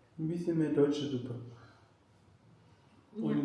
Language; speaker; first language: German; native; German